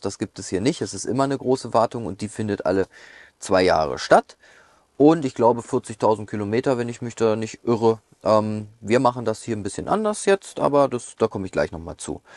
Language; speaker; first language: German; native; German